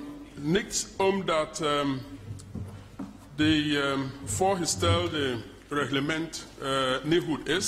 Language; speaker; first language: Dutch; non-native, fluent; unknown